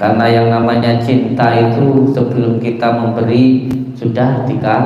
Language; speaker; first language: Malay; non-native, local second language; Javanese